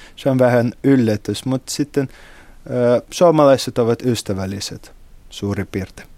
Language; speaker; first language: Finnish; non-native, learner; Russian